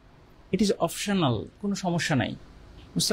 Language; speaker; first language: Bangla; native; Bangla